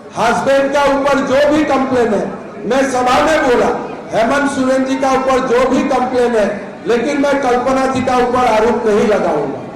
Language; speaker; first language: Hindi; non-native, local second language; Assamese